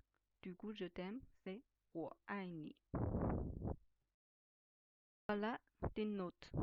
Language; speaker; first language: French; non-native, fluent; Chinese